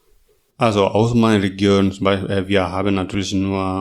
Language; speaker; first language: German; non-native, learner; Masai